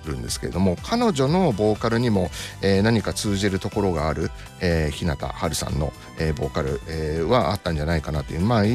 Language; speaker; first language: Japanese; native; Japanese